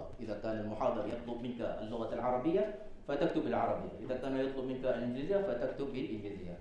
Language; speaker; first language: Arabic; non-native, fluent; Malay